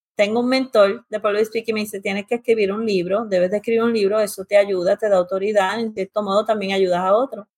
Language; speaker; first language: Spanish; early bilingual, heritage; Spanish